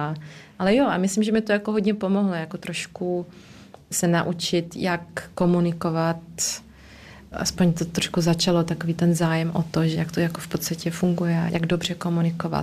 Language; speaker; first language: Czech; early bilingual, heritage; Czech